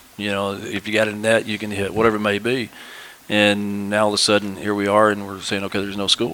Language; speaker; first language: English; native; English